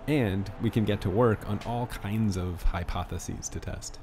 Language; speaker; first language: English; native; English